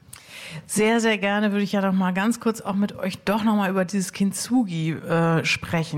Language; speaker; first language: German; native; German